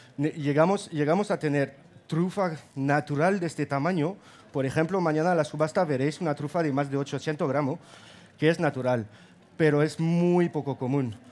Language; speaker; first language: Spanish; non-native, fluent; German